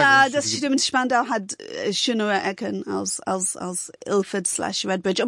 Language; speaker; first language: German; non-native, fluent; English